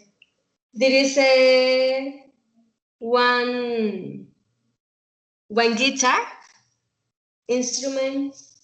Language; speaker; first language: English; non-native, learner; Spanish